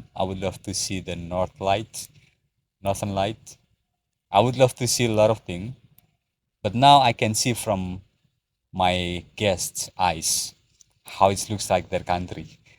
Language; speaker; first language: English; non-native, learner; Indonesian